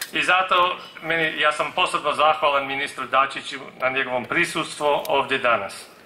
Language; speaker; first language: Serbian; non-native, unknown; English